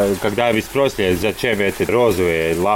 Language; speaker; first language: Russian; non-native, local second language; Latvian